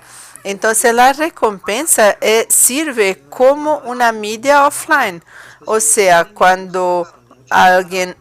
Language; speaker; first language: Spanish; non-native, fluent; Portuguese